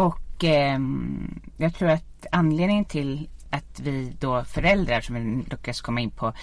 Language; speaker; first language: Swedish; native; Swedish